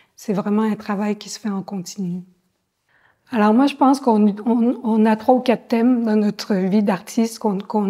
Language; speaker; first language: French; native; French